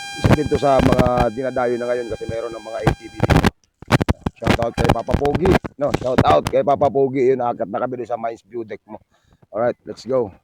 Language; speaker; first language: Filipino; non-native, local second language; Cebuano